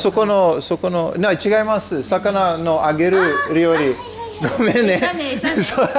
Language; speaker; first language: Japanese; non-native, learner; Dutch